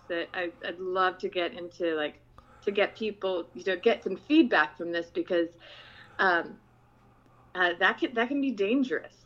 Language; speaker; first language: English; non-native, local second language; Filipino